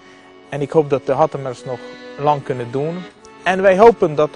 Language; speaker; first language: Dutch; non-native, fluent; Hungarian